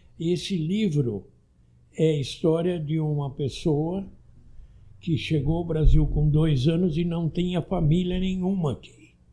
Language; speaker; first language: Portuguese; early bilingual, other home language; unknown